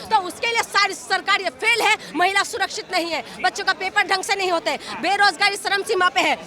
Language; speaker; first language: Hindi; non-native, local second language; Assamese